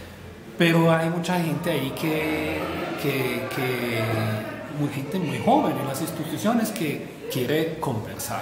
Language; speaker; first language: Spanish; non-native, fluent; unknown